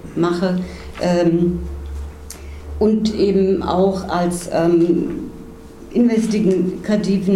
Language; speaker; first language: German; native; German